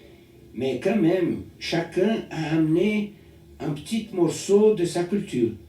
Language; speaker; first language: French; non-native, learner; Portuguese